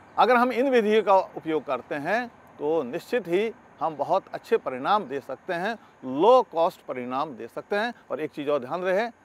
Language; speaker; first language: Hindi; native; Hindi